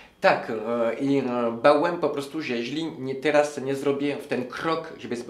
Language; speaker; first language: Polish; non-native, learner; French